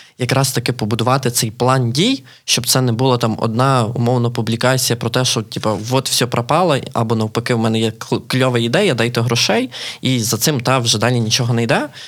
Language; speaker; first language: Ukrainian; native; Ukrainian